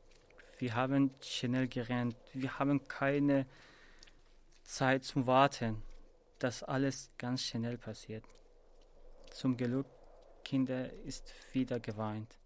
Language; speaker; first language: German; non-native, learner; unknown